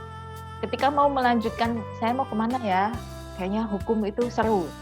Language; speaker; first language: Indonesian; native; Indonesian